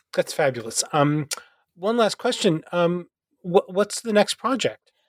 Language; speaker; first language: English; native; English